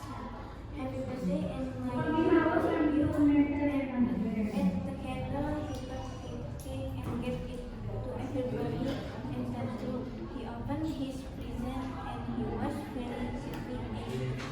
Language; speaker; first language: English; non-native, learner; Indonesian